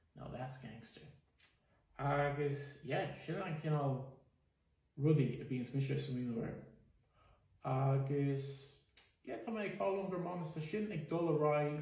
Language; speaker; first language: Irish; native; Irish